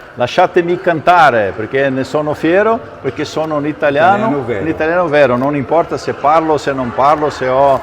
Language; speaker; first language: Italian; early bilingual, heritage; Portuguese